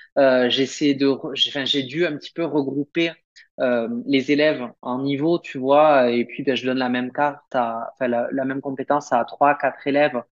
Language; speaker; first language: French; native; French